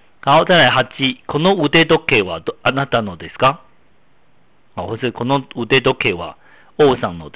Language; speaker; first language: Japanese; non-native, fluent; Chinese